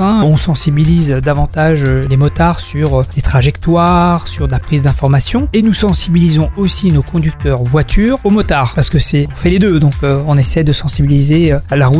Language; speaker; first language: French; native; French